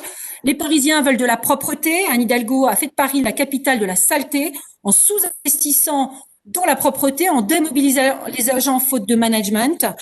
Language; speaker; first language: French; native; French